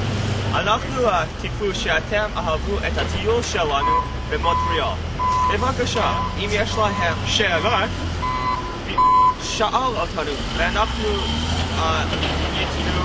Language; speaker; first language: Hebrew; non-native, learner; English